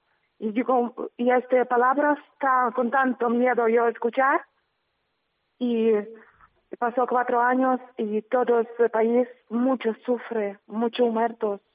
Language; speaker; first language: Spanish; non-native, learner; Ukrainian